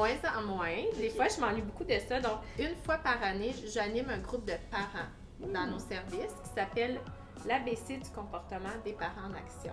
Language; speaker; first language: French; native; French